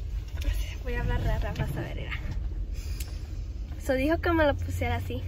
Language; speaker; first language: Spanish; early bilingual, other home language; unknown